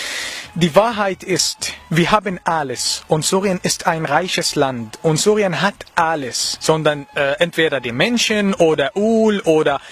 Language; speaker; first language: German; non-native, learner; Arabic